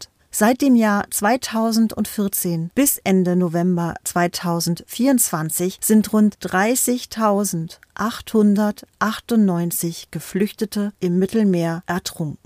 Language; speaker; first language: German; native; German